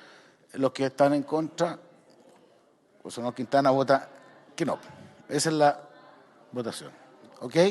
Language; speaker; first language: Spanish; native; Spanish